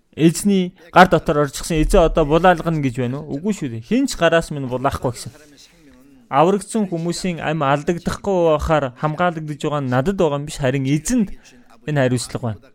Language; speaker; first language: Mongolian; non-native, fluent; Korean